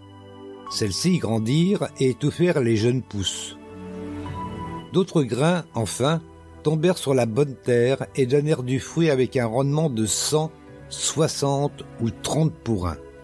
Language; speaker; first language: French; native; French